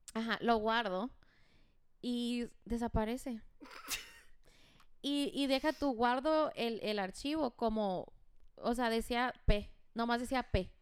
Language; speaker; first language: Spanish; early bilingual, heritage; Spanish